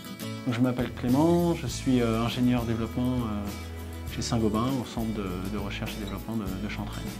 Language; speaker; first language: French; native; French